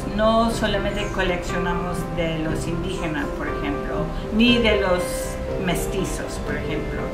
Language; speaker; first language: Spanish; early bilingual, heritage; English